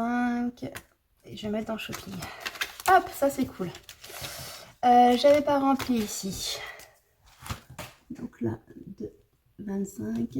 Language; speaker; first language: French; native; French